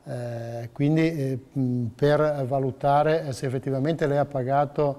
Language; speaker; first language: Italian; native; Italian